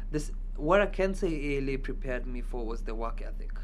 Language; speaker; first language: English; non-native, local second language; Kikuyu